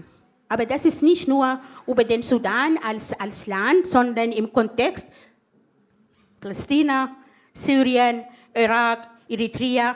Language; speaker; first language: German; non-native, fluent; Arabic